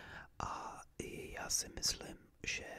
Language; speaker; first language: Czech; early bilingual, heritage; English